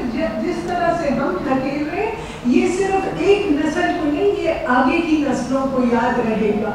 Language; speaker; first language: Urdu; native; Urdu